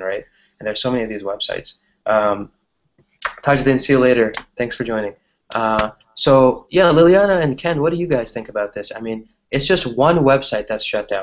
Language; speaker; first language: English; native; English